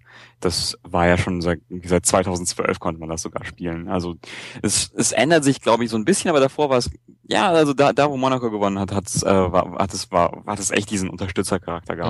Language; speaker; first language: German; native; German